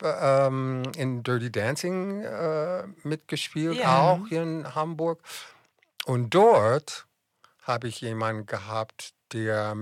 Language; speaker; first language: German; non-native, fluent; English